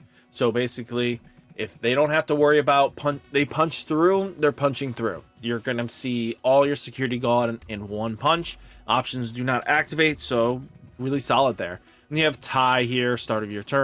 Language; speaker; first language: English; native; English